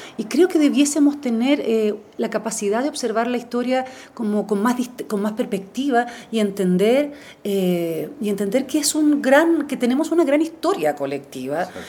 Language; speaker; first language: Spanish; native; Spanish